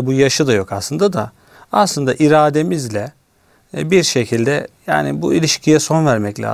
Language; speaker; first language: Turkish; native; Turkish